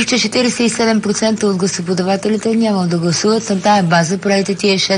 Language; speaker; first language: Bulgarian; native; Bulgarian